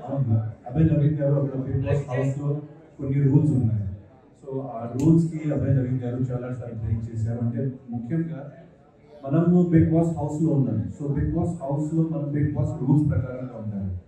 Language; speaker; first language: Telugu; non-native, fluent; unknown